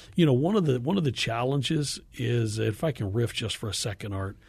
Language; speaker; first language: English; native; English